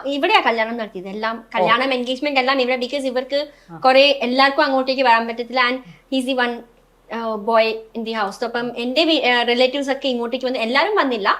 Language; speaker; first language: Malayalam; non-native, fluent; Hindi